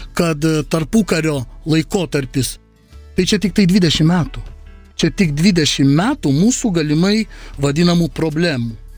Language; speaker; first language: Lithuanian; non-native, local second language; Polish